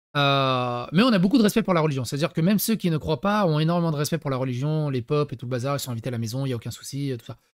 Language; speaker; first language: French; early bilingual, other home language; Serbian